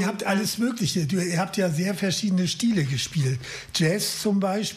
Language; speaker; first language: German; native; German